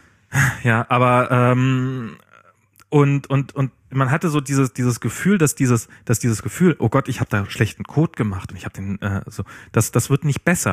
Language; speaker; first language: German; native; German